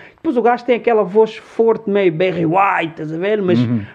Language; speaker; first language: Portuguese; early bilingual, other home language; Lingala